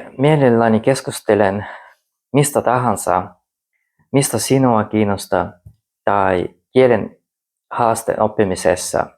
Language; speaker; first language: Finnish; non-native, fluent; Russian